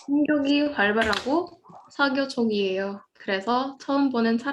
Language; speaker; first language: Korean; non-native, learner; Indonesian